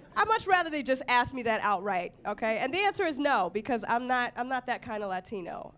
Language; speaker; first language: English; native; English